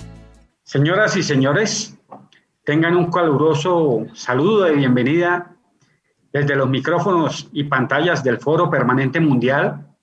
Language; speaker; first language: Spanish; native; Spanish